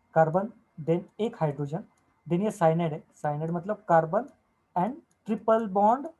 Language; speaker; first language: Hindi; non-native, local second language; Marathi